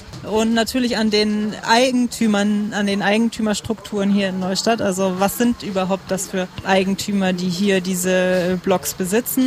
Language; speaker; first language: German; native; German